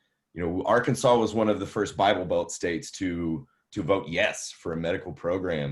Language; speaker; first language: English; native; English